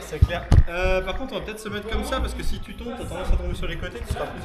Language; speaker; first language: French; native; French